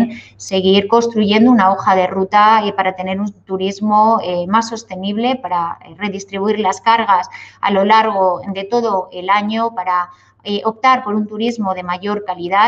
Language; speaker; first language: Spanish; native; Spanish